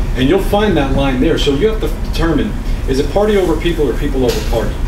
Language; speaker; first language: English; native; English